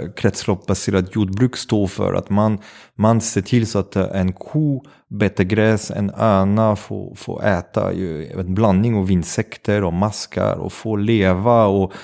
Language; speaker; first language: Swedish; non-native, fluent; French